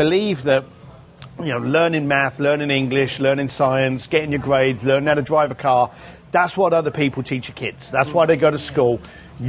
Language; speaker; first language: English; native; English